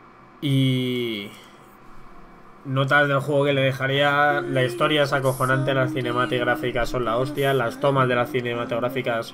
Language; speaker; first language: Spanish; native; Spanish